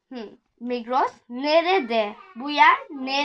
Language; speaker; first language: Turkish; non-native, learner; Urdu